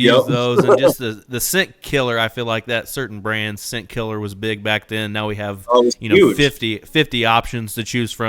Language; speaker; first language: English; native; English